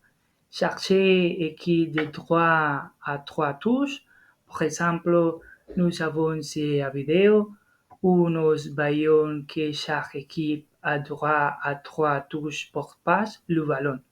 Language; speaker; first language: French; non-native, learner; Spanish